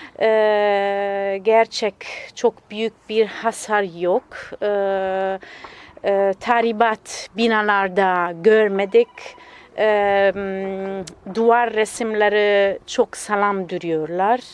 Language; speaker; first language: Turkish; non-native, fluent; Italian